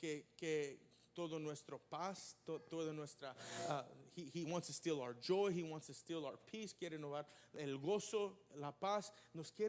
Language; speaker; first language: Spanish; early bilingual, heritage; Spanish